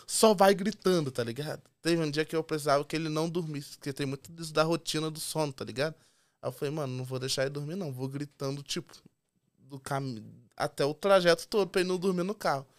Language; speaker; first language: Portuguese; native; Portuguese